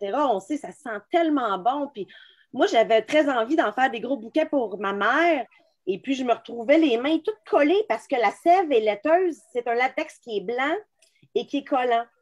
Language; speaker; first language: French; native; French